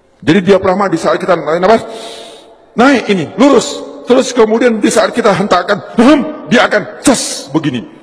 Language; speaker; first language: Indonesian; non-native, local second language; Javanese